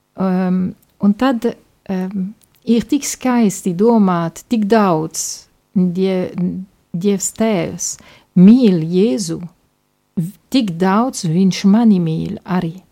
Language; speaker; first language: Latvian; non-native, fluent; Polish